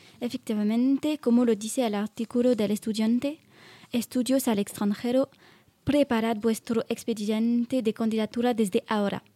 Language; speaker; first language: Spanish; non-native, learner; French